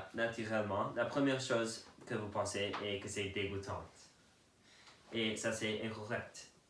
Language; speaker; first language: French; non-native, learner; English